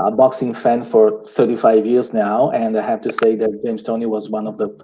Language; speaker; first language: English; non-native, fluent; Italian